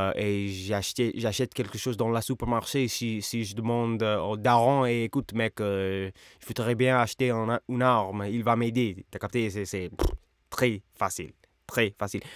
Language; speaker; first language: French; non-native, learner; English